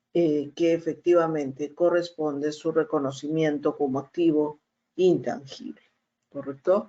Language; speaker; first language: Spanish; native; Spanish